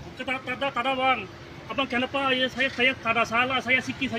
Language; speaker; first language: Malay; non-native, learner; Rohingya